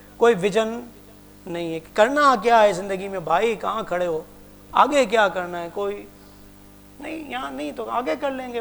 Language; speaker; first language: Urdu; non-native, local second language; Punjabi